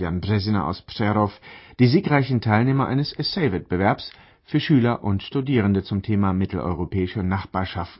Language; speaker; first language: German; native; German